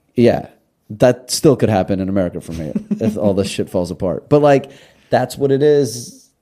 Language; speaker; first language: English; early bilingual, other home language; Russian